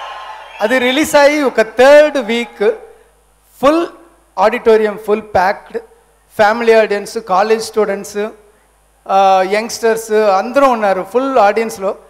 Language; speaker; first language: Telugu; non-native, learner; Tamil